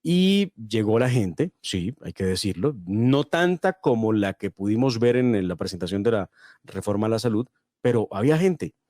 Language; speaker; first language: Spanish; native; Spanish